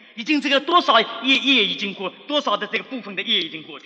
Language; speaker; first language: Chinese; native; Chinese